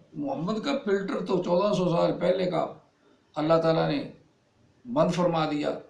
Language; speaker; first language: Urdu; native; Urdu